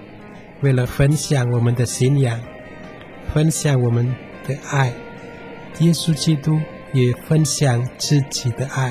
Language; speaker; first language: Chinese; non-native, fluent; Indonesian